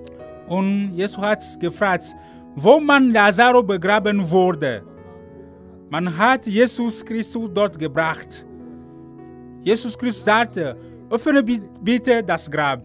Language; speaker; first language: German; non-native, learner; Ewe